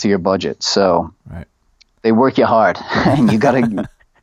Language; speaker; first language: English; native; English